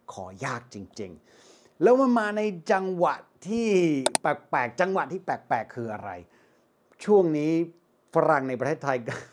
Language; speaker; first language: Thai; non-native, fluent; English